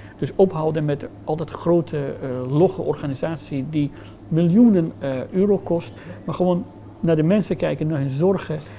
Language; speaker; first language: Dutch; non-native, fluent; Persian